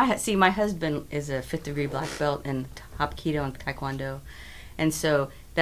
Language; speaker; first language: English; native; English